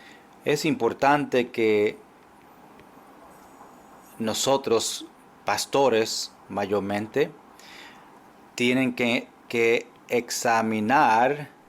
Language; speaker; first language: Spanish; non-native, fluent; English